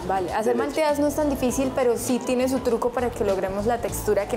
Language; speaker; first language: Spanish; native; Spanish